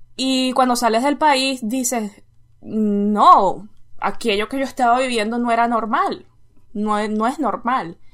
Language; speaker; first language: Spanish; native; Spanish